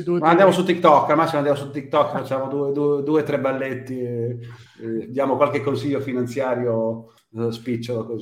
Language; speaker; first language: Italian; native; Italian